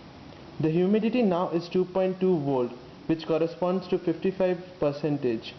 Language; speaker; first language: English; non-native, local second language; Bangla